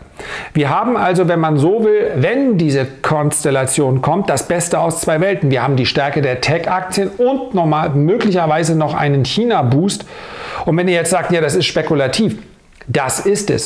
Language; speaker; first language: German; native; German